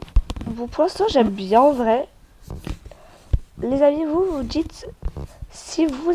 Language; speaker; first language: French; native; French